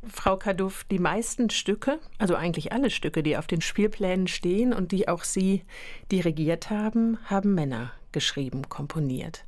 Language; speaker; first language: German; native; German